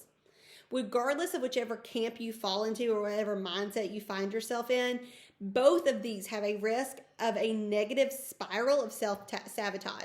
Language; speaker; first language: English; native; English